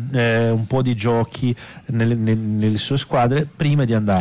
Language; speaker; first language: Italian; non-native, fluent; Portuguese